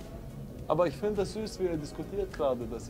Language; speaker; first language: German; native; German